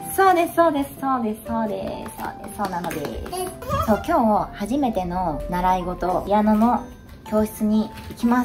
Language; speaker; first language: Japanese; native; Japanese